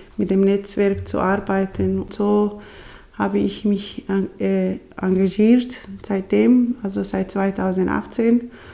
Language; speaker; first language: German; non-native, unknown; Somali